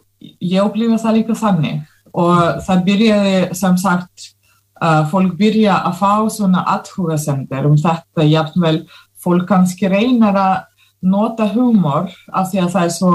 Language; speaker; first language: Icelandic; non-native, fluent; Russian